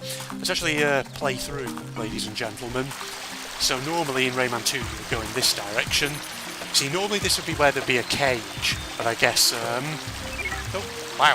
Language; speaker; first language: English; native; English